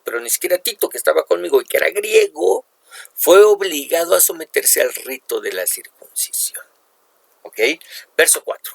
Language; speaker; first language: Spanish; native; Spanish